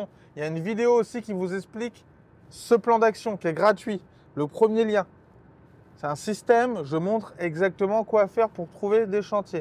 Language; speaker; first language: French; native; French